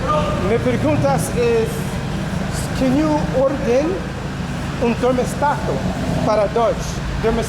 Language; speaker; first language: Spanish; non-native, learner; English